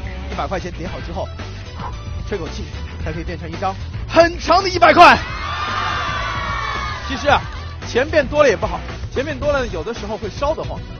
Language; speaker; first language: Chinese; native; Chinese